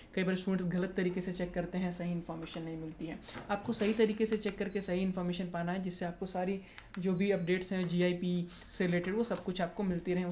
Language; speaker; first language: Hindi; non-native, local second language; Marathi